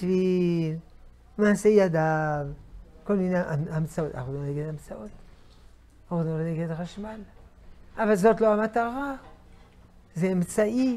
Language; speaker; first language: Hebrew; non-native, fluent; French